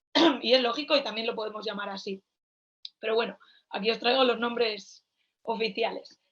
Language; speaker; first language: Spanish; native; Spanish